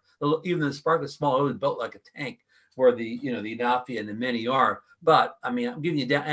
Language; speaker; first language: English; native; English